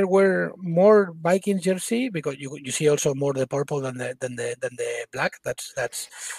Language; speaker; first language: English; non-native, fluent; Spanish